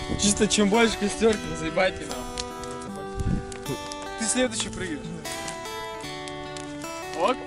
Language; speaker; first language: Russian; native; Russian